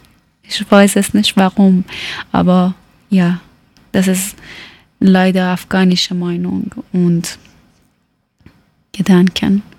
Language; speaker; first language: German; non-native, learner; Persian